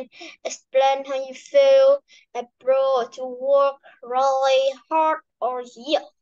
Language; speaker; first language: English; non-native, learner; Vietnamese